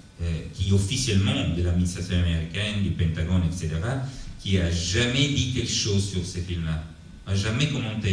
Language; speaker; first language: French; non-native, fluent; Italian